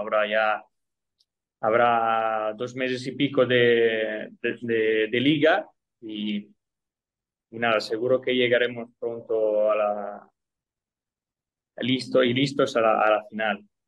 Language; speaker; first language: Spanish; non-native, fluent; Italian